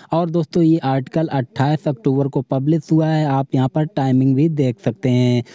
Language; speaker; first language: Hindi; native; Hindi